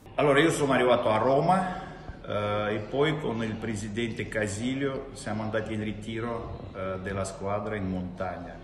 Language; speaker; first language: Italian; non-native, fluent; Russian